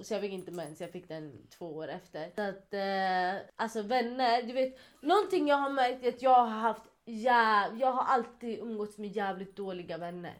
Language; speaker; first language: Swedish; early bilingual, other home language; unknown